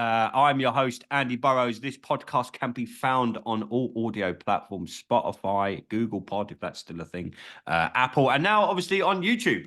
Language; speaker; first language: English; native; English